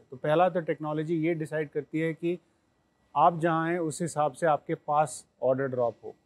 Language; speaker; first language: Hindi; native; Hindi